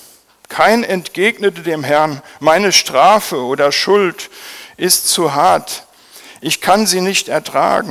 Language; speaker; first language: German; native; German